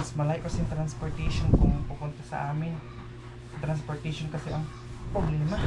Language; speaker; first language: Filipino; non-native, local second language; Cebuano